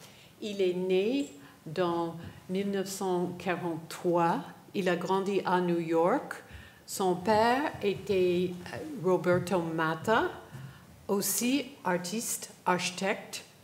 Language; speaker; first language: French; non-native, fluent; English